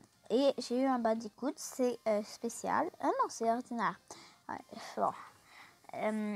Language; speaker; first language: French; native; French